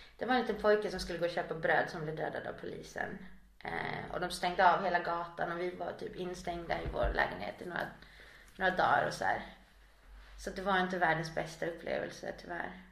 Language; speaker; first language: Swedish; native; Swedish